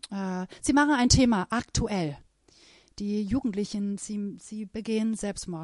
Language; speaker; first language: German; non-native, fluent; Persian